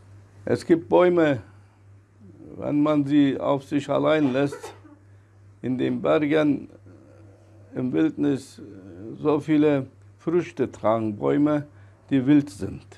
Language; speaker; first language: German; non-native, fluent; Turkish